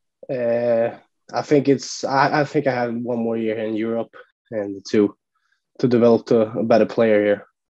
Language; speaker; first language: English; non-native, fluent; Swedish